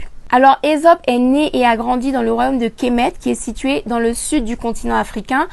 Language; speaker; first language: French; native; French